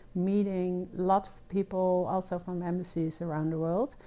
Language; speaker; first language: English; non-native, fluent; Dutch